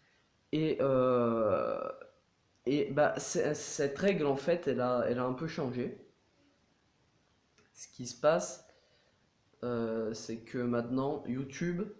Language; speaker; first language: French; native; French